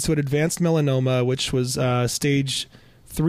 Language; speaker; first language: English; native; English